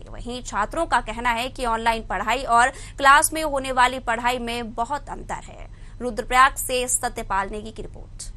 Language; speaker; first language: Hindi; native; Hindi